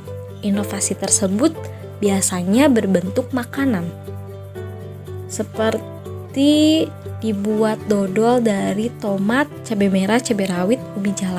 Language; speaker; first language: Indonesian; native; Indonesian